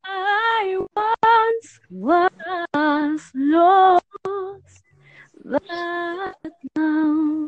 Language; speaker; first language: English; non-native, learner; Spanish